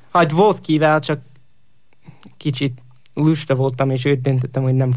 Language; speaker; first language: Hungarian; non-native, fluent; English